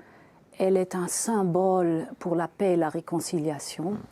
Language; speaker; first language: French; non-native, fluent; German